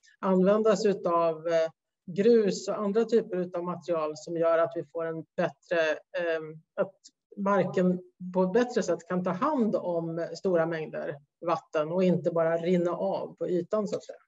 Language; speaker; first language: Swedish; native; Swedish